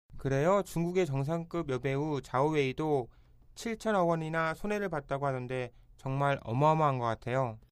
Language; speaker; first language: Korean; native; Korean